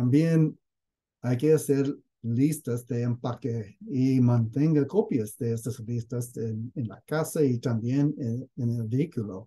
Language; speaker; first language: Spanish; non-native, fluent; English